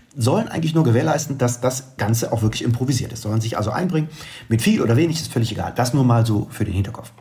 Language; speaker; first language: German; native; German